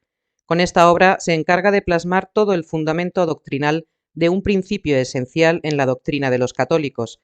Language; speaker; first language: Spanish; native; Spanish